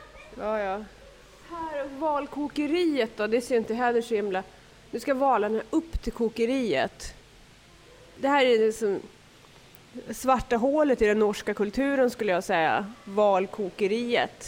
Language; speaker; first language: Swedish; native; Swedish